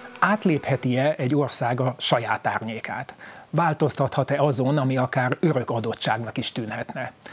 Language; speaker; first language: Hungarian; native; Hungarian